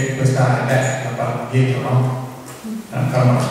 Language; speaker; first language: Italian; non-native, local second language; Venetian